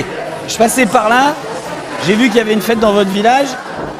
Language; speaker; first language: French; native; French